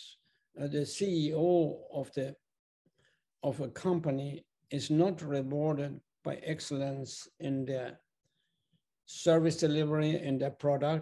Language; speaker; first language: English; non-native, fluent; German